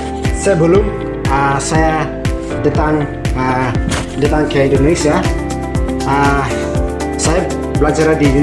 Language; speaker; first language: Indonesian; non-native, learner; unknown